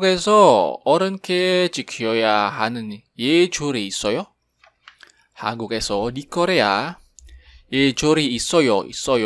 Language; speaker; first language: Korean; non-native, fluent; Indonesian